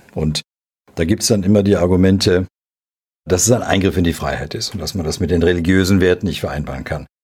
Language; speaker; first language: German; early bilingual, other home language; Serbian